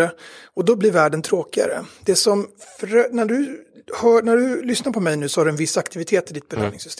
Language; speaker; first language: Swedish; native; Swedish